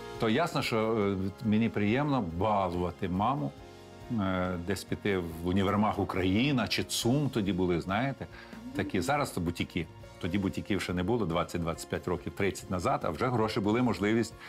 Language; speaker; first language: Ukrainian; native; Ukrainian